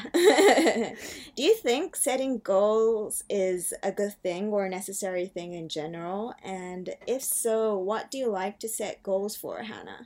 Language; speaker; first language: English; early bilingual, other home language; Japanese